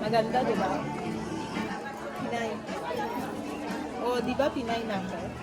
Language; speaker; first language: Filipino; non-native, learner; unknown